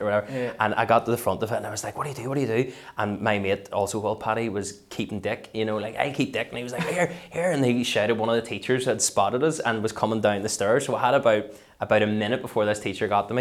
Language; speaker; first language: English; native; English